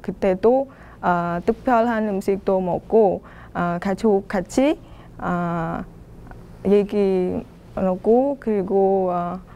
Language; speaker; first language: Korean; non-native, learner; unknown